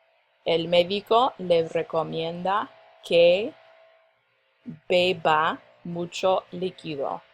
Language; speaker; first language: Spanish; non-native, fluent; English